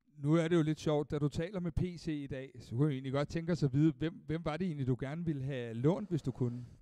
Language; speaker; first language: Danish; native; Danish